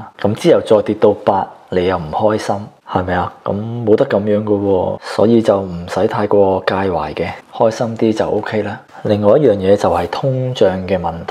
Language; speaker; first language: Cantonese; native; Cantonese